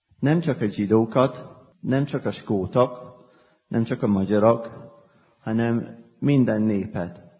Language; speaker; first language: Hungarian; non-native, fluent; English